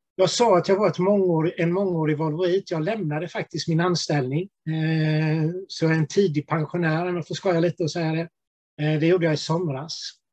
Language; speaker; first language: Swedish; native; Swedish